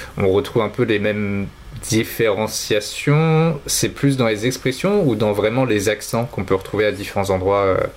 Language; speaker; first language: French; native; French